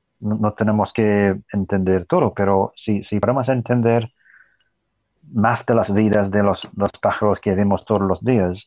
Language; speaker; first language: Spanish; non-native, fluent; English